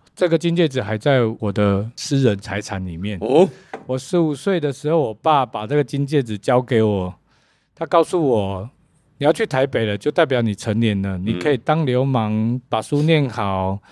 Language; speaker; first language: Chinese; native; Chinese